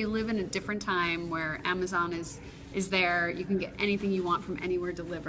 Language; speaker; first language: English; native; English